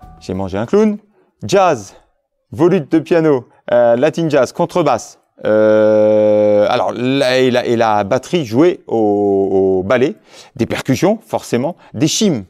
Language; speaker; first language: French; native; French